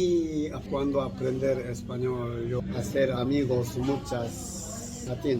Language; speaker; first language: Spanish; non-native, learner; Korean